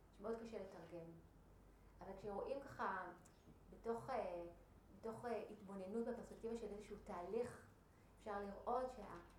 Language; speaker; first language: Hebrew; native; Hebrew